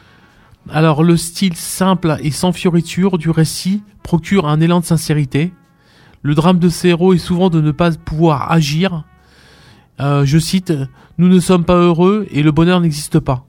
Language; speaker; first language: French; native; French